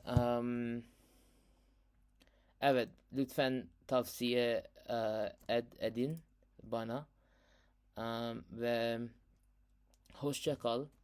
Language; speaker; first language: Turkish; non-native, learner; Urdu